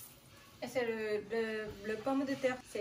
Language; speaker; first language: French; non-native, learner; Japanese